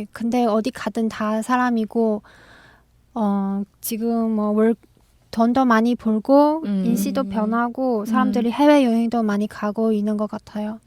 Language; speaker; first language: Korean; non-native, fluent; Chinese